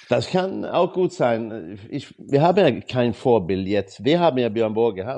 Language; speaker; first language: German; non-native, learner; Swedish